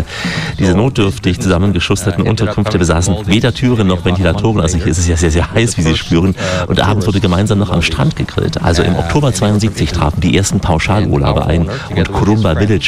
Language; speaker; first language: German; native; German